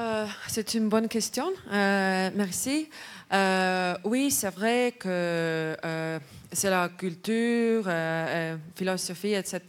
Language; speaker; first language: French; non-native, learner; Estonian